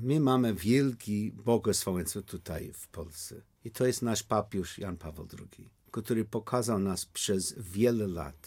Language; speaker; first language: Polish; non-native, learner; English